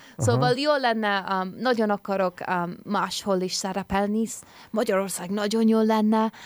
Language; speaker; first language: Hungarian; early bilingual, heritage; English